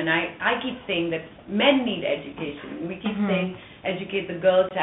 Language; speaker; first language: English; non-native, local second language; French